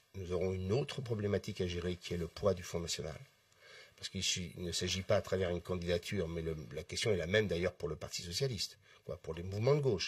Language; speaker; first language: French; native; French